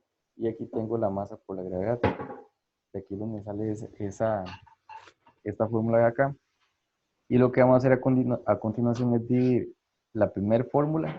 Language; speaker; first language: Spanish; native; Spanish